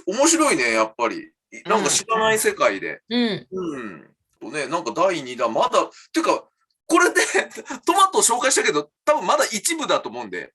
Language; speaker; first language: Japanese; native; Japanese